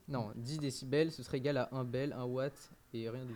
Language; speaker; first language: French; native; French